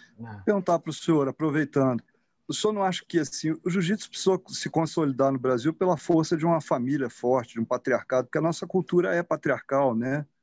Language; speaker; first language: Portuguese; native; Portuguese